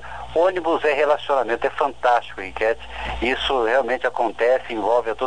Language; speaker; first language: Portuguese; native; Portuguese